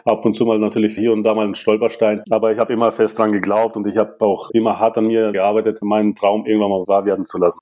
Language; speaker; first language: German; early bilingual, other home language; Russian